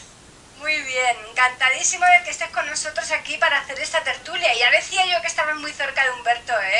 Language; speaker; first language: Spanish; native; Spanish